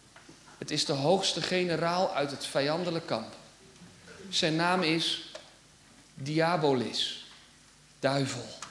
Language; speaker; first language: Dutch; native; Dutch